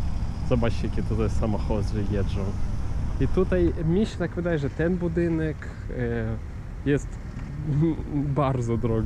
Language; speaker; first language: Polish; non-native, learner; Ukrainian